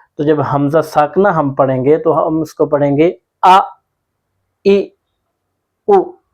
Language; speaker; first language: Urdu; non-native, local second language; Punjabi